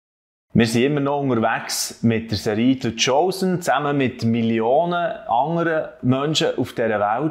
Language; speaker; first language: German; native; German